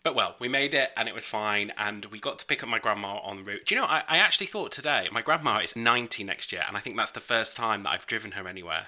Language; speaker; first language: English; native; English